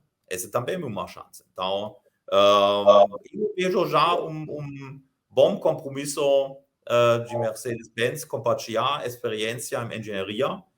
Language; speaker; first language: Portuguese; non-native, fluent; German